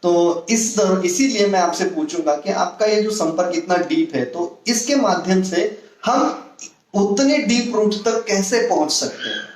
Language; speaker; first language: Hindi; non-native, local second language; Marathi